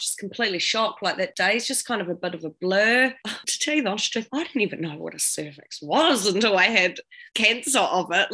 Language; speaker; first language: English; native; English